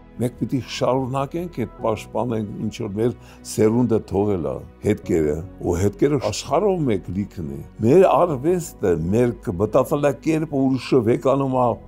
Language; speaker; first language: Armenian; early bilingual, heritage; Armenian